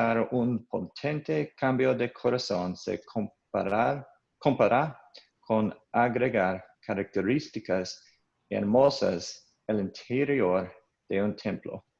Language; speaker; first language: Spanish; non-native, learner; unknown